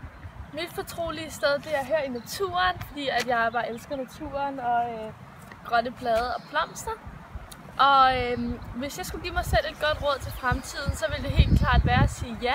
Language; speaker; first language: Danish; native; Danish